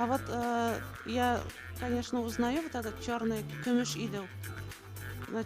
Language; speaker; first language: Russian; non-native, local second language; Bashkir